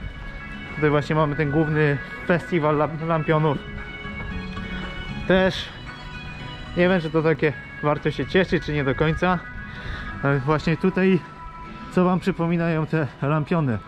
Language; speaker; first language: Polish; native; Polish